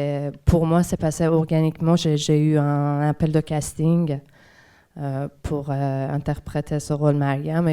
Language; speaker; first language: French; non-native, fluent; Persian